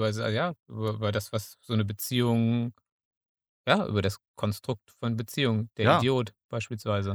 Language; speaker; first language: German; native; German